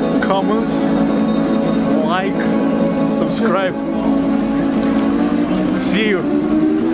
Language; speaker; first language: English; non-native, learner; Russian